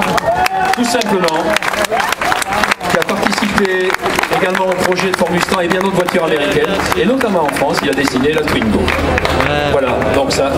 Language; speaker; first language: French; native; French